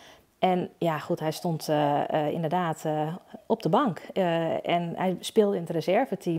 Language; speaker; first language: Dutch; native; Dutch